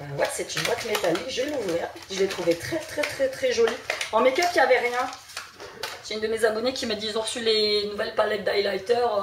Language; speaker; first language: French; early bilingual, other home language; Portuguese